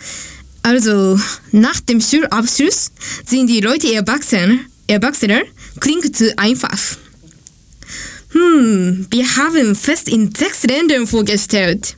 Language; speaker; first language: German; non-native, learner; Japanese